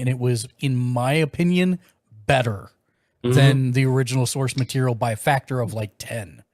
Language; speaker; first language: English; native; English